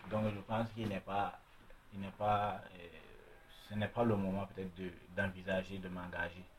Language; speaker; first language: French; non-native, local second language; Mossi